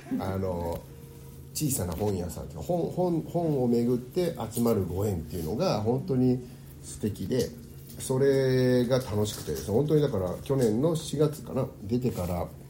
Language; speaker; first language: Japanese; early bilingual, heritage; Japanese